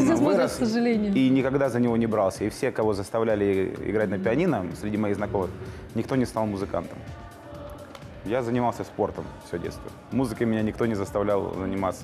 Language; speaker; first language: Russian; native; Russian